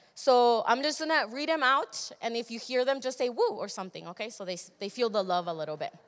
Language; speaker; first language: English; early bilingual, other home language; Spanish